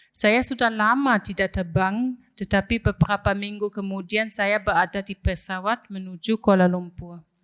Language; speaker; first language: Indonesian; non-native, fluent; German